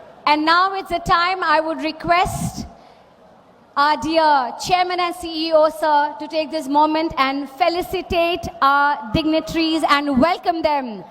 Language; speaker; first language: English; non-native, local second language; Telugu